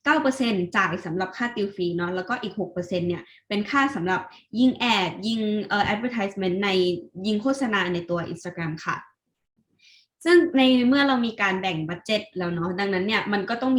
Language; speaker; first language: Thai; native; Thai